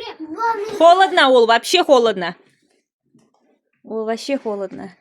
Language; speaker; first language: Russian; non-native, local second language; Kazakh